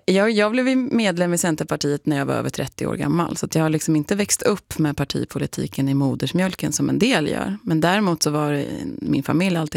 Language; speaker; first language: Swedish; native; Swedish